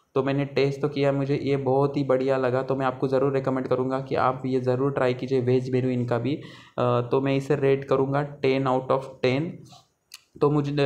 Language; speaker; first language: Hindi; non-native, local second language; Marathi